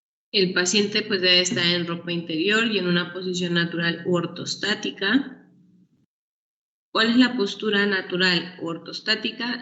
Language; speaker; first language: Spanish; native; Spanish